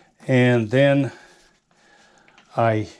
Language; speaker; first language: English; native; English